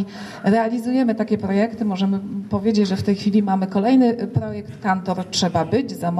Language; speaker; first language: Polish; native; Polish